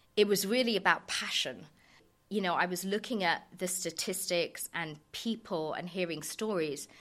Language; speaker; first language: English; native; English